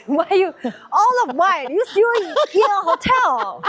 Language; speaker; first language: English; non-native, learner; Chinese